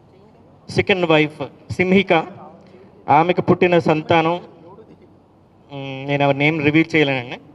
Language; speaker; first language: Telugu; native; Telugu